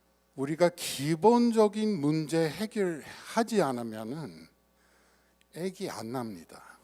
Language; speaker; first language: Korean; non-native, fluent; English